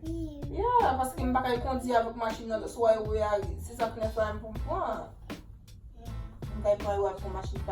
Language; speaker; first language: French; non-native, local second language; Haitian Creole